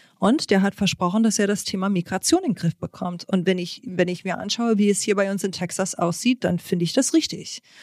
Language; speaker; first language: German; non-native, fluent; English